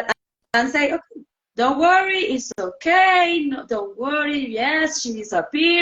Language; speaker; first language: English; non-native, learner; Spanish